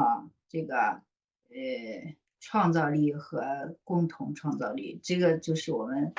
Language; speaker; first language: Chinese; native; Chinese